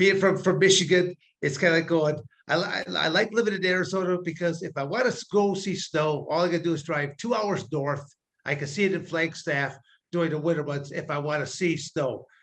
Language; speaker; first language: English; native; English